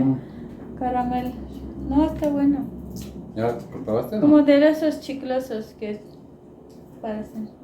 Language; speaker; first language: Spanish; non-native, fluent; Armenian